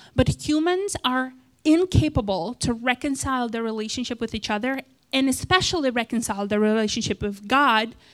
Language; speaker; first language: English; non-native, fluent; Romanian